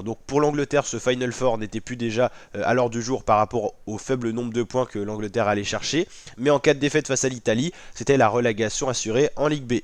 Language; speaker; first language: French; native; French